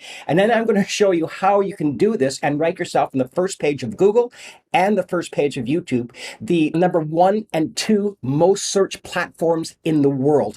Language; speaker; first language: English; native; English